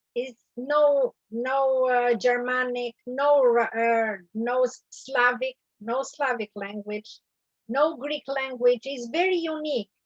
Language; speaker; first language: English; non-native, learner; Albanian